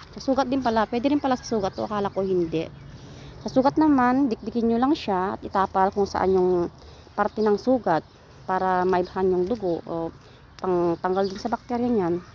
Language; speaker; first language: Filipino; non-native, local second language; Iloko